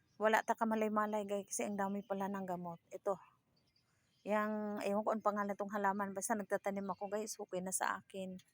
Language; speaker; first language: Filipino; non-native, local second language; Cebuano